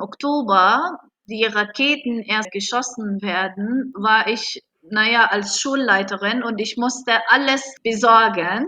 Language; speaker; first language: German; non-native, fluent; Arabic